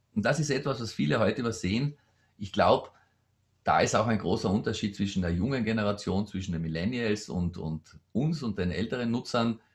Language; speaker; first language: German; native; German